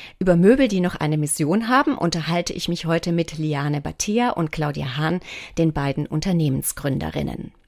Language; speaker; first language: German; native; German